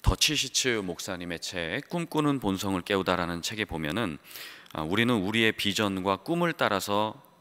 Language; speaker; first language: Korean; native; Korean